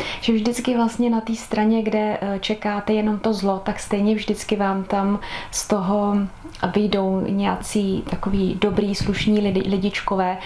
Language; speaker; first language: Czech; native; Czech